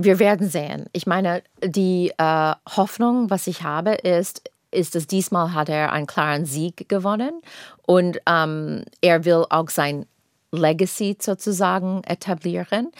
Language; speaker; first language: German; non-native, fluent; English